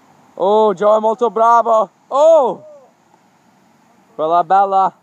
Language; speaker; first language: Italian; non-native, learner; English